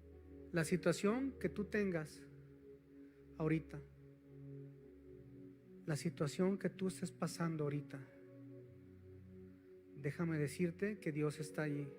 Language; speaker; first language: Spanish; native; Spanish